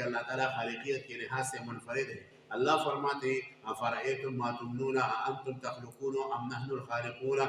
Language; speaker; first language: Urdu; non-native, local second language; Pashto